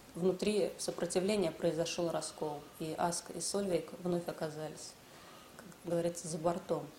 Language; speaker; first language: Russian; native; Russian